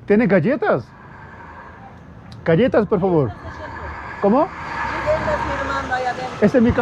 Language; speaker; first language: Spanish; non-native, learner; Urdu